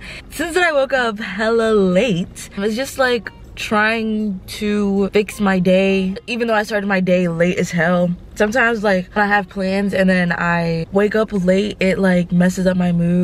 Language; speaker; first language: English; native; English